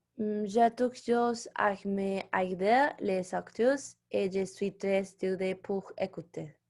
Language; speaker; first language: French; non-native, learner; Spanish